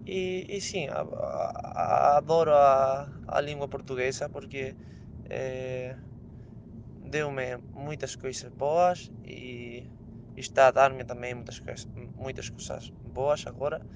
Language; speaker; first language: Portuguese; non-native, fluent; Spanish